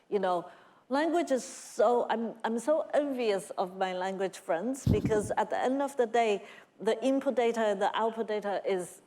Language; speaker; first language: English; non-native, fluent; Chinese